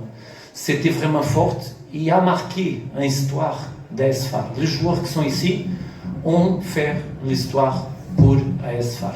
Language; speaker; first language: French; non-native, learner; Portuguese